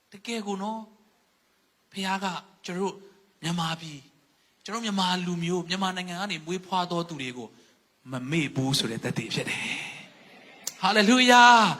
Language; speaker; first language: Burmese; non-native, local second language; Hakha Chin